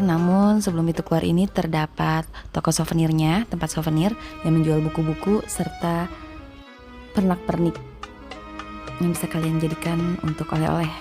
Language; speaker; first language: Indonesian; native; Indonesian